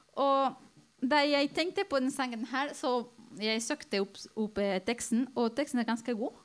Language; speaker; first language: Norwegian; non-native, fluent; Spanish